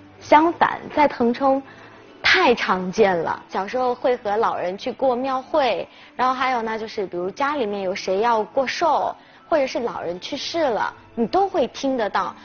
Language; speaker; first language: Chinese; native; Chinese